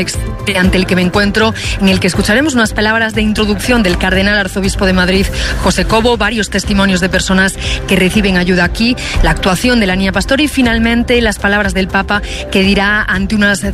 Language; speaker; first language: Spanish; native; Spanish